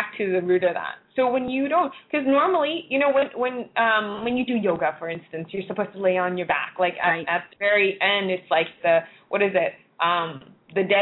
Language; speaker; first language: English; non-native, local second language; Cantonese